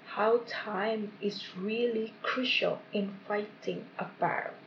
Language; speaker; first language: English; non-native, fluent; Indonesian